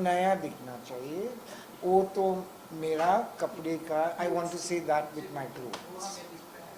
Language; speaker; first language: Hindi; non-native, local second language; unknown